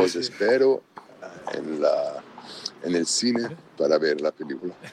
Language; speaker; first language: Spanish; non-native, learner; Italian